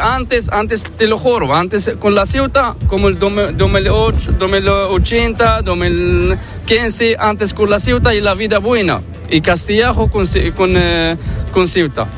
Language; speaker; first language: Spanish; non-native, learner; Arabic